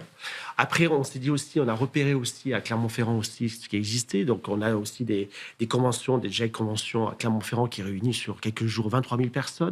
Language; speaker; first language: French; native; French